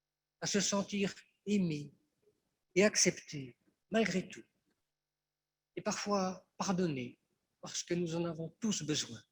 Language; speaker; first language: French; native; French